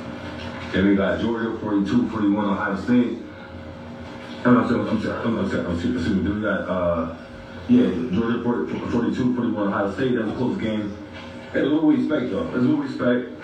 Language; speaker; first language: English; native; English